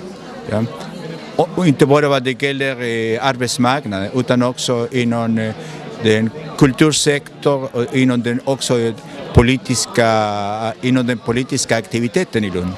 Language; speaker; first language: Swedish; non-native, fluent; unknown